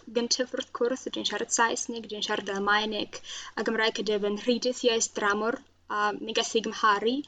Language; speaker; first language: Welsh; non-native, fluent; Russian